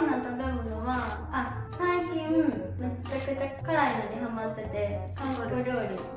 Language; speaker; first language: Japanese; native; Japanese